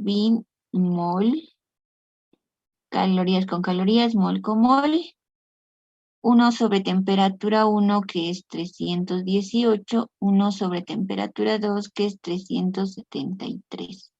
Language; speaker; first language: Spanish; native; Spanish